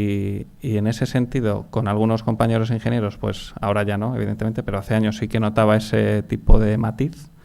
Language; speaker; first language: Spanish; native; Spanish